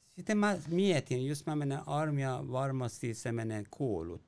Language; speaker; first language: Finnish; non-native, learner; Persian